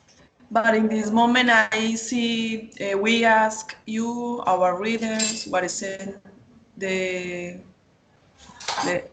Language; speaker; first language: English; non-native, learner; Spanish